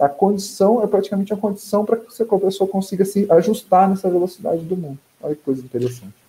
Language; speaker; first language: Portuguese; native; Portuguese